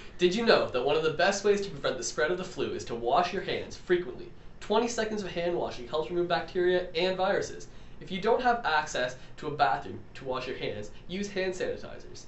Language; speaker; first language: English; native; English